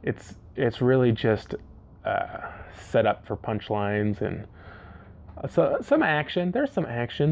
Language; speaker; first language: English; native; English